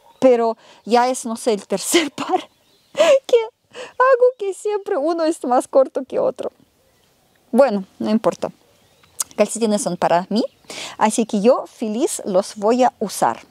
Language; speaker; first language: Spanish; non-native, fluent; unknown